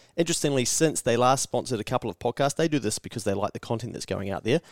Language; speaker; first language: English; native; English